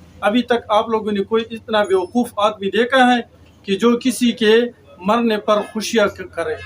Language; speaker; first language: Urdu; non-native, local second language; Pashto